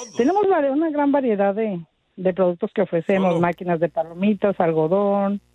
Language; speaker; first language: Spanish; native; Spanish